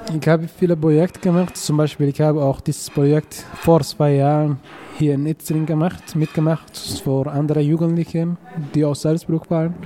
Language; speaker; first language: German; non-native, fluent; Somali